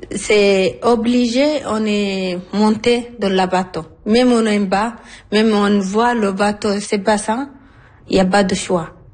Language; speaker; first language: French; non-native, learner; Arabic